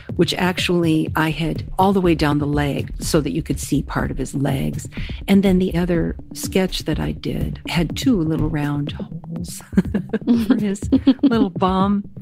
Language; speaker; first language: English; native; English